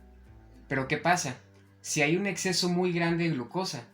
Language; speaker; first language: Spanish; native; Spanish